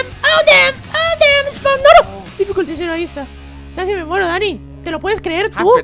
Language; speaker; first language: Spanish; native; Spanish